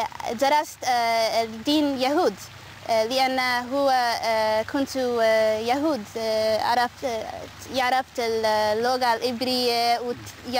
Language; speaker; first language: Arabic; non-native, learner; English